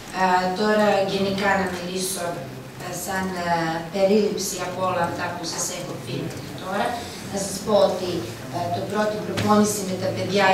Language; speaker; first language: Greek; non-native, fluent; Serbian